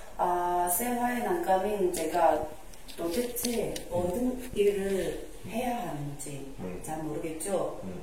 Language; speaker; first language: Korean; non-native, learner; Chinese